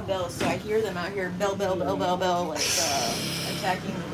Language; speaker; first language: English; native; English